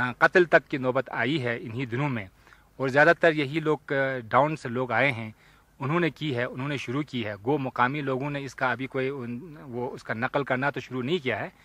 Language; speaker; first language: Urdu; non-native, local second language; Ladakhi